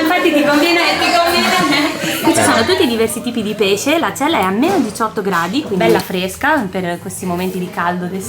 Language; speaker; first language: Italian; native; Italian